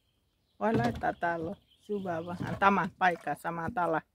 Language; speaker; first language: Finnish; non-native, learner; Thai